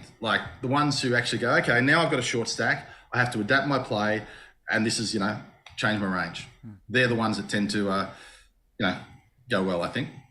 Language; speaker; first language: English; native; English